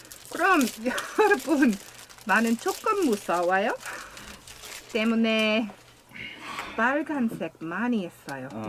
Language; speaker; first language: Korean; non-native, learner; English